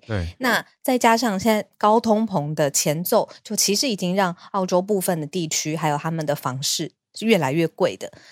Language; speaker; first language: Chinese; native; Chinese